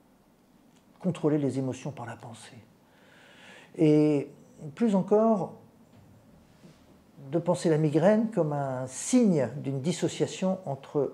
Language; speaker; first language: French; native; French